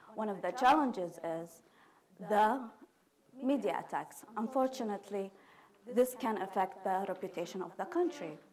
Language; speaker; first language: English; non-native, fluent; Arabic